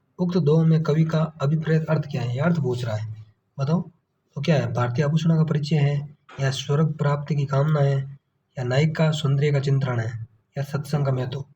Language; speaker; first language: Hindi; native; Hindi